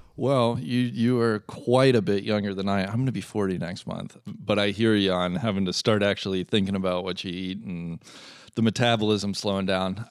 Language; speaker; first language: English; native; English